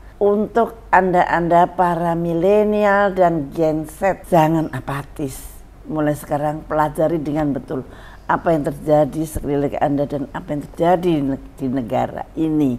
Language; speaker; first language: Indonesian; native; Indonesian